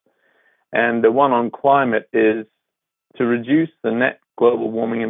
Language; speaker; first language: English; native; English